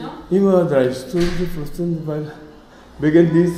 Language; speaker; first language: German; non-native, learner; Filipino